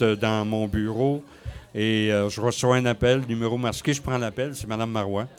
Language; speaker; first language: French; native; French